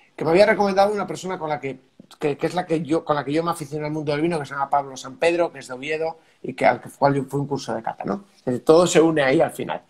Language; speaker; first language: Spanish; native; Spanish